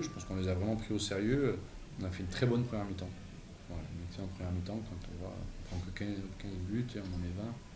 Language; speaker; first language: French; native; French